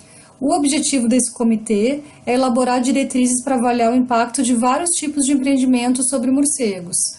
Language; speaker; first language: Portuguese; native; Portuguese